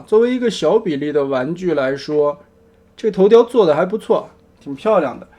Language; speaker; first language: Chinese; native; Chinese